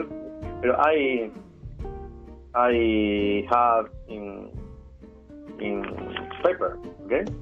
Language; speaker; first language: English; non-native, learner; Spanish